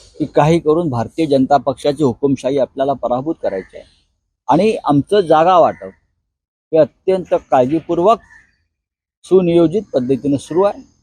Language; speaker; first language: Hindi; non-native, local second language; Marathi